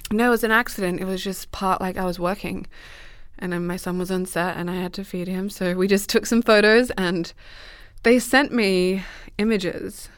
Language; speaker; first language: English; native; English